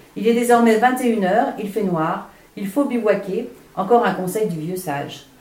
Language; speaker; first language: French; native; French